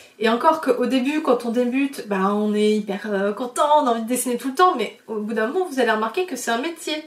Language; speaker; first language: French; native; French